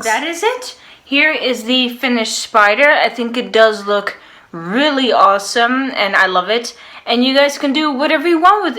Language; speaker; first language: English; non-native, fluent; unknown